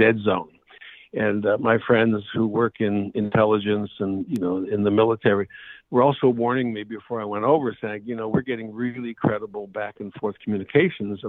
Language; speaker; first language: English; native; English